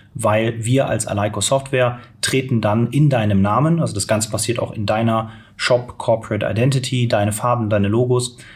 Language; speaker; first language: German; native; German